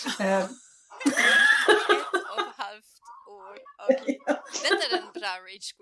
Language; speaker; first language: Swedish; non-native, fluent; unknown